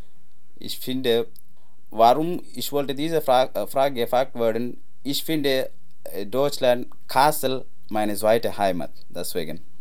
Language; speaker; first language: German; non-native, learner; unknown